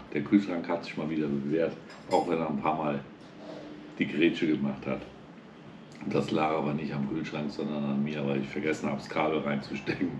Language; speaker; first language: German; native; German